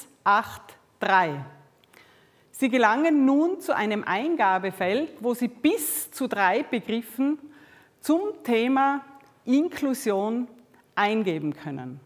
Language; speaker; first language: German; native; German